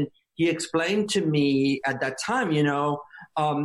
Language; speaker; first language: English; non-native, fluent; French